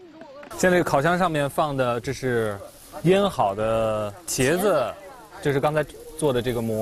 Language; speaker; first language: Chinese; native; Chinese